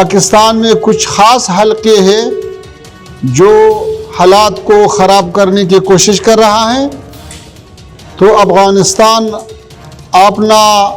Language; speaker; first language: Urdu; non-native, fluent; Pashto